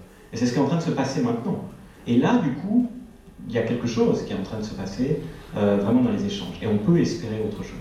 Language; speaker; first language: French; native; French